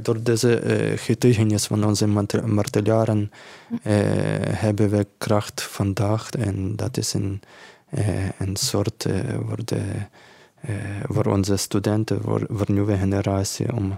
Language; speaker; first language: Dutch; non-native, learner; Ukrainian